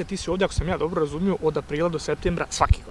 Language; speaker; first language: Serbian; native; Serbian